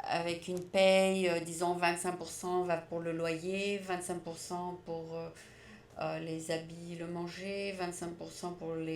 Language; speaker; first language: French; native; French